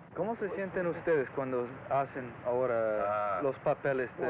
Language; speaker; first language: Portuguese; non-native, fluent; Spanish